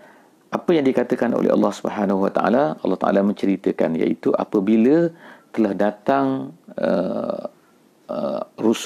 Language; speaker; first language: Malay; native; Malay